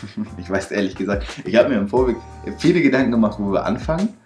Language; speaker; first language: German; native; German